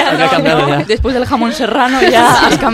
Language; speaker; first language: Spanish; native; Spanish